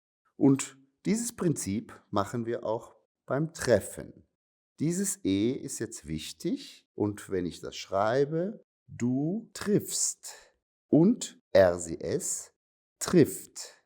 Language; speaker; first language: German; non-native, fluent; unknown